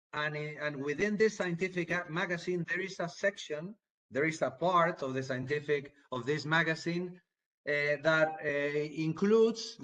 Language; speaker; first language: English; non-native, fluent; Spanish